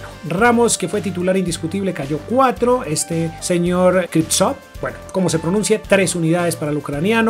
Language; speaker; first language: Spanish; native; Spanish